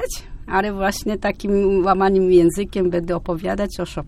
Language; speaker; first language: Polish; non-native, fluent; Japanese